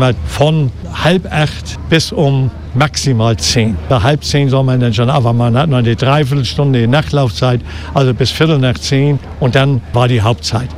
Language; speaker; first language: German; native; German